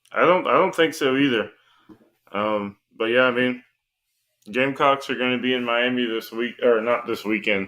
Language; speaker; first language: English; native; English